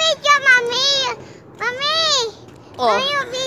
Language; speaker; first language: Filipino; early bilingual, heritage; Filipino